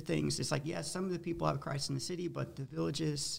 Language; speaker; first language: English; native; English